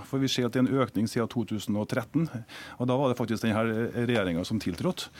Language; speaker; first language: Norwegian; native; Norwegian